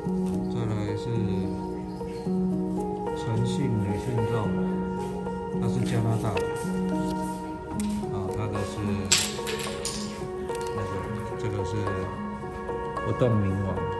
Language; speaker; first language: Chinese; native; Chinese